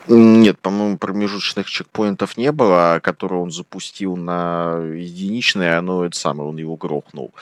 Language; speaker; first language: Russian; native; Russian